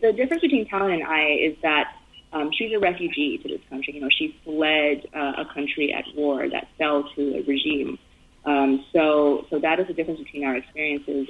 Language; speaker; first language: English; early bilingual, other home language; Chinese